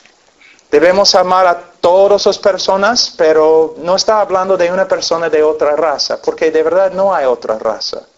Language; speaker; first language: Spanish; non-native, fluent; English